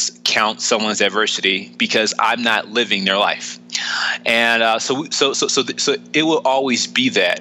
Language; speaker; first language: English; native; English